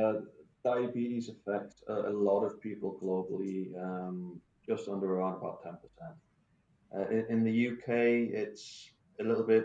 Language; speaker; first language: English; native; English